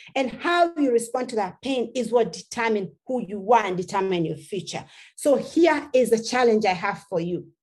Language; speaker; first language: English; non-native, local second language; Masai